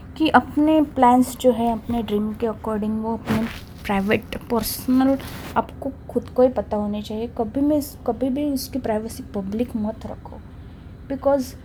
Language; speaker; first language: Hindi; non-native, local second language; Marathi